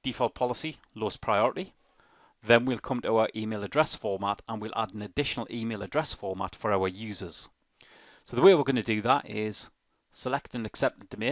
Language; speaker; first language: English; native; English